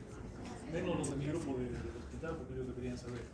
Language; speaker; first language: Spanish; native; Spanish